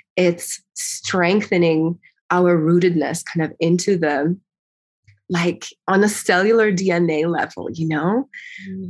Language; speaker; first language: English; early bilingual, other home language; Ukrainian